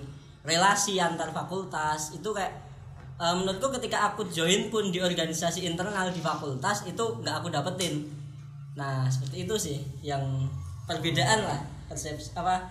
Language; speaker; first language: Indonesian; native; Indonesian